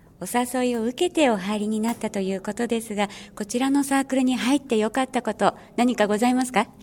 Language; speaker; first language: Japanese; native; Japanese